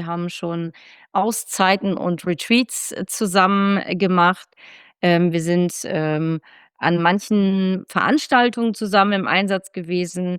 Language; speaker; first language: German; native; German